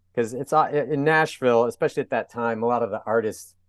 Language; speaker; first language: English; native; English